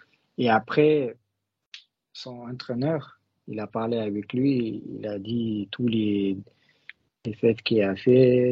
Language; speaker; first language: French; non-native, learner; Russian